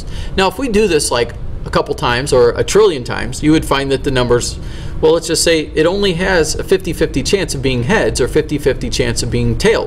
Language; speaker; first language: English; native; English